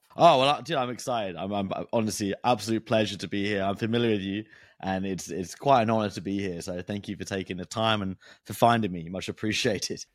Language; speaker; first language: English; native; English